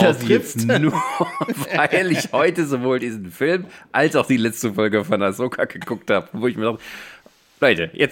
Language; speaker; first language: German; native; German